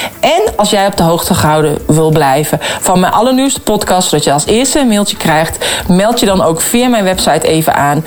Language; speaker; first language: Dutch; native; Dutch